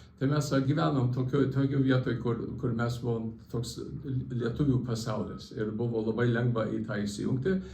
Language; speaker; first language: Lithuanian; early bilingual, heritage; Lithuanian